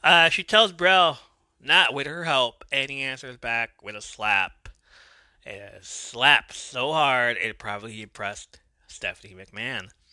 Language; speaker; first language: English; early bilingual, other home language; Spanish